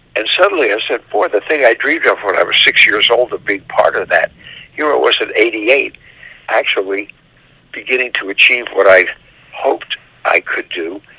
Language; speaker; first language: English; native; English